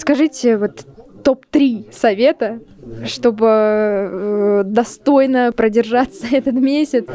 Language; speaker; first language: Russian; native; Russian